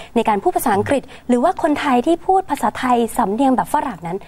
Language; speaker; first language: Thai; native; Thai